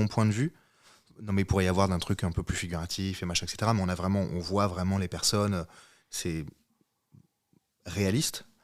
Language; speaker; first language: French; native; French